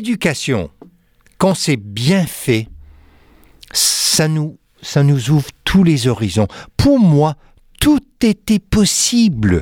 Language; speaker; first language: French; non-native, fluent; English